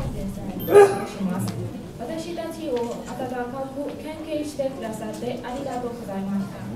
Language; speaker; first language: Japanese; non-native, learner; Burmese